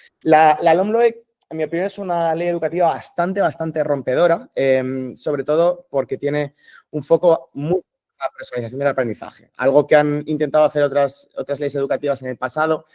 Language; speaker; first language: Spanish; native; Spanish